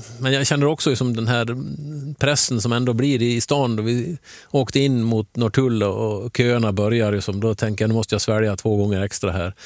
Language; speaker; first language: Swedish; native; Swedish